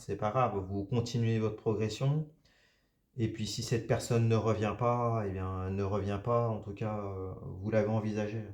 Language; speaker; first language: French; native; French